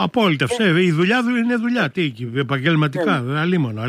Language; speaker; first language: Greek; native; Greek